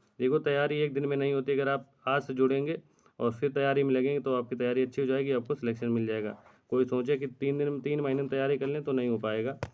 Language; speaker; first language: Hindi; native; Hindi